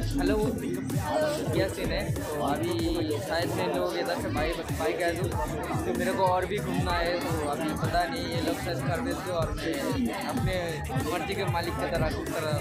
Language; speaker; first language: Hindi; non-native, local second language; Bangla